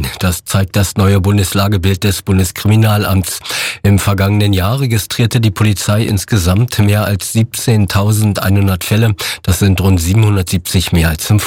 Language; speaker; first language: German; native; German